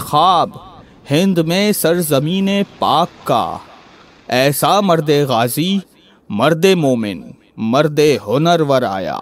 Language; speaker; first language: Urdu; native; Urdu